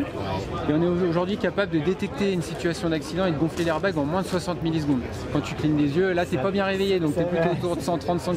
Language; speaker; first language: French; native; French